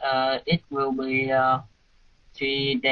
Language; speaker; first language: English; non-native, learner; Vietnamese